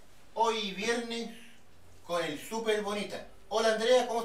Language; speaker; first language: Spanish; native; Spanish